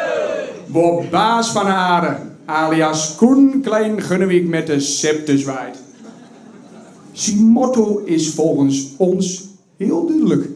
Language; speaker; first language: Dutch; native; Dutch